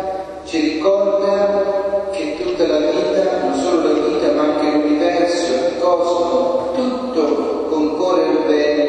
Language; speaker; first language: Italian; native; Italian